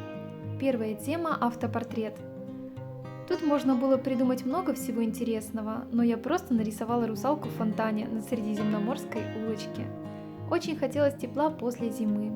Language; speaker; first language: Russian; native; Russian